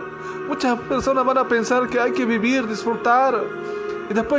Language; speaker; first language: Spanish; native; Spanish